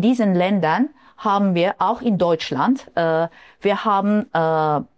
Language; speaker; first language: German; non-native, fluent; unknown